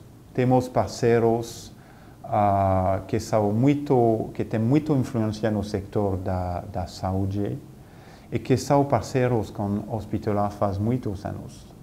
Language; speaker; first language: Portuguese; non-native, fluent; French